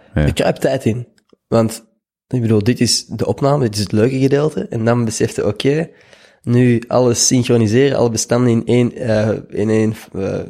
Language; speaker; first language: Dutch; native; Dutch